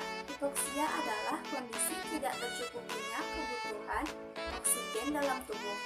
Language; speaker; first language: Indonesian; native; Indonesian